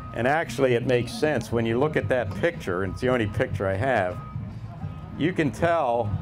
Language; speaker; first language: English; native; English